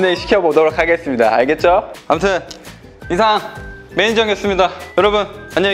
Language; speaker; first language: Korean; native; Korean